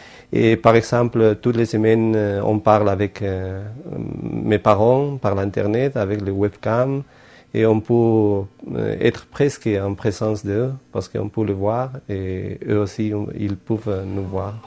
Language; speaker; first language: French; non-native, fluent; Spanish